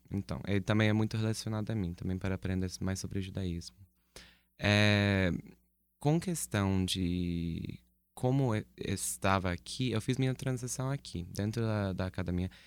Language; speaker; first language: Portuguese; non-native, fluent; English